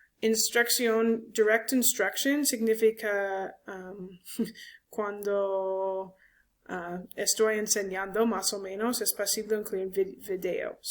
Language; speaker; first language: Spanish; non-native, learner; English